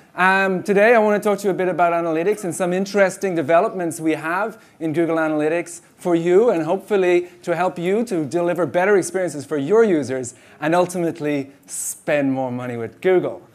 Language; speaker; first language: English; native; English